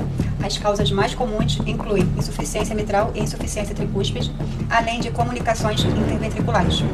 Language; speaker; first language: Portuguese; native; Portuguese